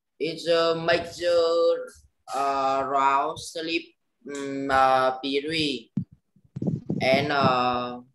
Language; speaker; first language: English; non-native, learner; Vietnamese